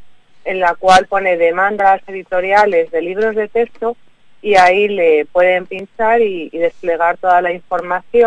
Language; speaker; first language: Spanish; native; Spanish